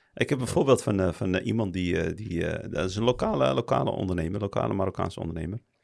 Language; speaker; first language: Dutch; early bilingual, other home language; Arabic